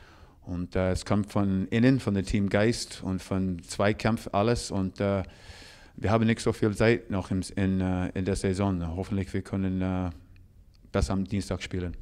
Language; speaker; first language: German; non-native, learner; English